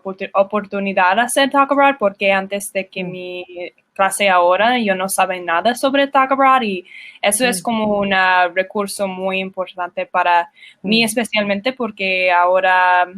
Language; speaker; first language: Spanish; non-native, learner; English